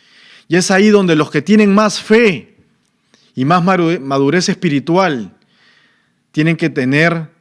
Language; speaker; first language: Spanish; native; Spanish